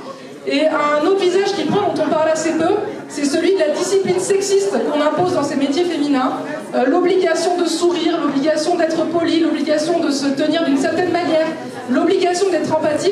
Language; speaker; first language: French; native; French